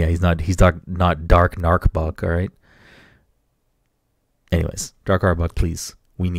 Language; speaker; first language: English; native; English